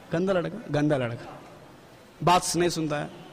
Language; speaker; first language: Hindi; non-native, fluent; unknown